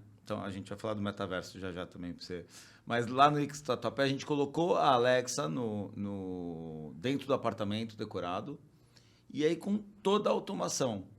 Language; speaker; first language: Portuguese; native; Portuguese